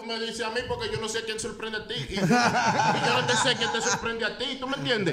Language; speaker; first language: Spanish; native; Spanish